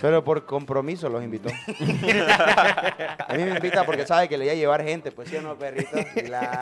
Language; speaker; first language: Spanish; native; Spanish